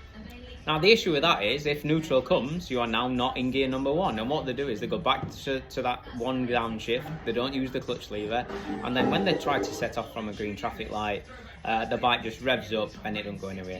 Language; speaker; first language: English; native; English